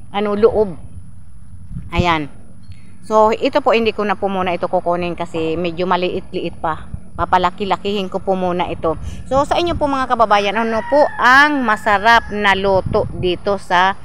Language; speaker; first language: Filipino; non-native, local second language; Bikol